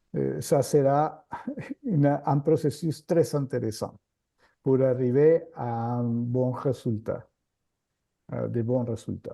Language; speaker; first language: French; non-native, fluent; Spanish